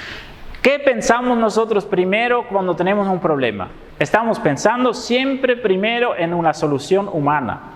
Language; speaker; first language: Spanish; non-native, fluent; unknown